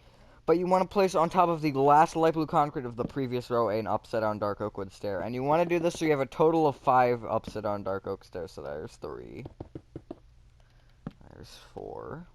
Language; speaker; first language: English; native; English